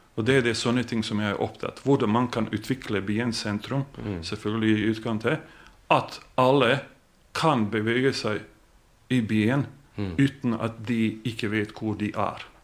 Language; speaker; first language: Norwegian; non-native, fluent; Bosnian